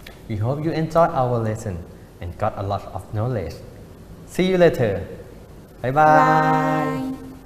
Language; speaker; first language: English; non-native, fluent; Thai